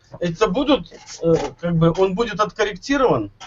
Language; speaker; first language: Russian; native; Russian